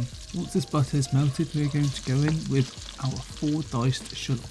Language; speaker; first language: English; native; English